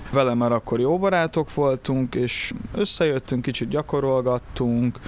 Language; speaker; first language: Hungarian; early bilingual, other home language; Portuguese